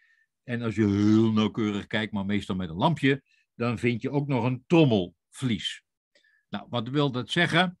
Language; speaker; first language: Dutch; native; Dutch